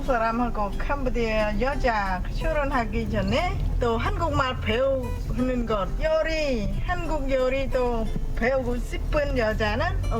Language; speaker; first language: Korean; non-native, learner; Khmer